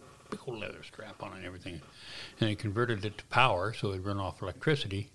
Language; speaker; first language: English; native; English